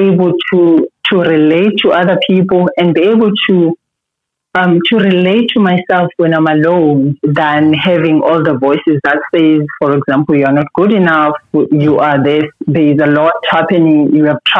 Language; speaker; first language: English; non-native, local second language; Xhosa